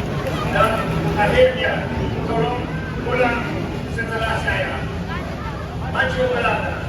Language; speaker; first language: Indonesian; non-native, learner; Dutch